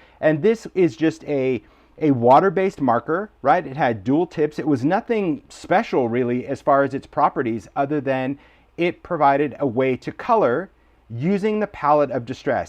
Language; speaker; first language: English; native; English